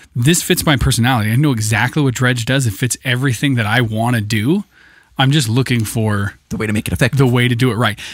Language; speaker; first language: English; native; English